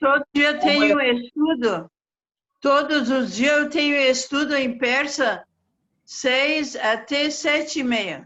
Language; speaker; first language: Portuguese; non-native, fluent; Persian